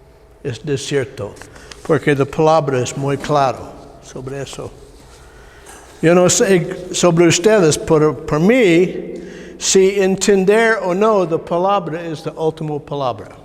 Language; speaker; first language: Spanish; non-native, learner; English